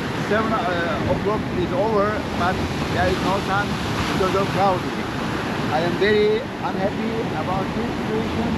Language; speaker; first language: English; non-native, learner; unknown